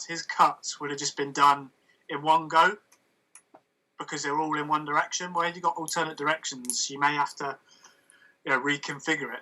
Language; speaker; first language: English; native; English